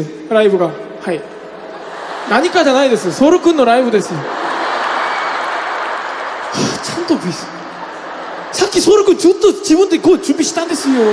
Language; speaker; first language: Japanese; non-native, fluent; Korean